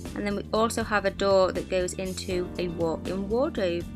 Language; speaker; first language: English; native; English